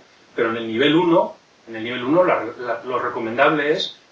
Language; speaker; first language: Spanish; native; Spanish